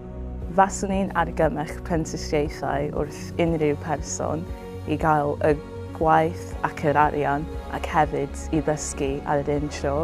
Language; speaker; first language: Welsh; non-native, learner; English